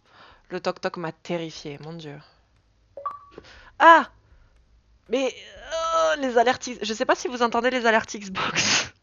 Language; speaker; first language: French; native; French